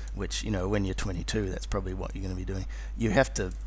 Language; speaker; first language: English; native; English